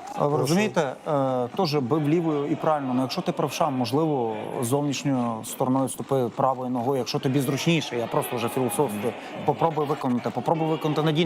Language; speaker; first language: Ukrainian; native; Ukrainian